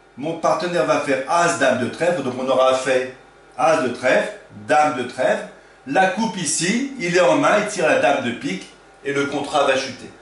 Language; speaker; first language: French; native; French